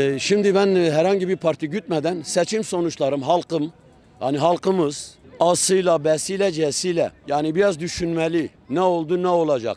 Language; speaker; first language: Turkish; native; Turkish